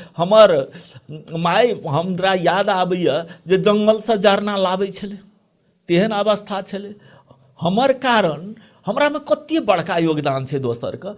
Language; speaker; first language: Maithili; native; Maithili